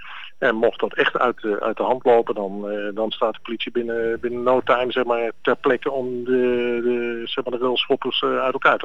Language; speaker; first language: Dutch; native; Dutch